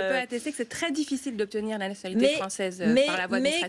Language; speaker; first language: French; native; French